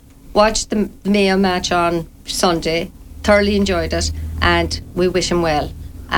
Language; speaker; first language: English; native; English